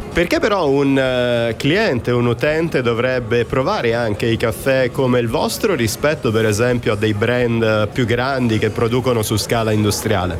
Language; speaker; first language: Italian; native; Italian